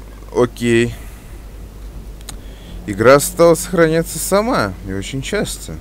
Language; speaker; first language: Russian; native; Russian